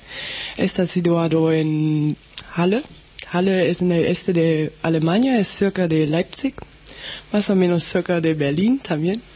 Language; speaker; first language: Spanish; non-native, learner; German